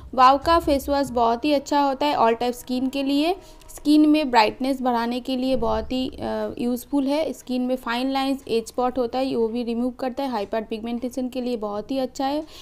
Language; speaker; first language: Hindi; non-native, local second language; Bangla